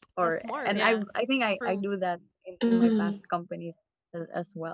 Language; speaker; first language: English; non-native, local second language; Cebuano